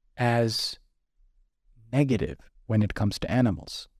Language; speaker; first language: English; non-native, local second language; Urdu